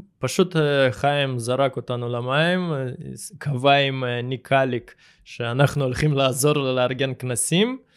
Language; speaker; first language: Hebrew; early bilingual, other home language; Russian